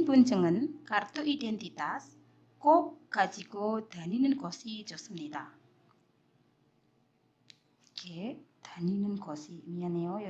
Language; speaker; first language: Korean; non-native, fluent; Indonesian